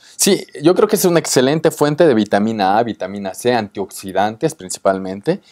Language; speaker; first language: Spanish; native; Spanish